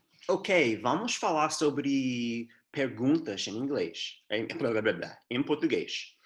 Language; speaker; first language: Portuguese; non-native, fluent; English